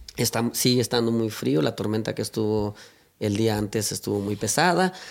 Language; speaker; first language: Spanish; native; Spanish